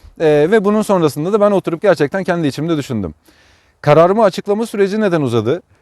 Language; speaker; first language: Turkish; native; Turkish